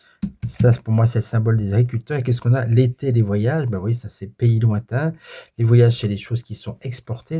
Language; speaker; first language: French; native; French